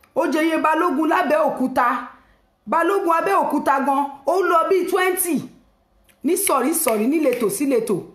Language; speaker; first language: Yoruba; native; Yoruba